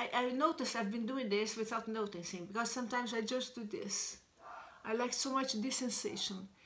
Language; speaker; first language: English; non-native, fluent; Portuguese